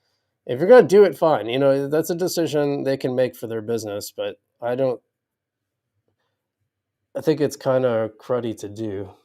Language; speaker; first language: English; native; English